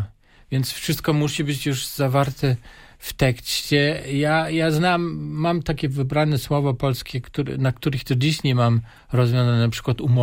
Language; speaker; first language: Polish; non-native, fluent; German